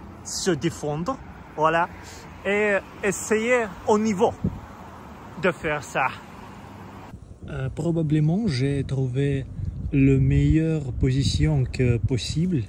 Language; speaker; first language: French; non-native, learner; Russian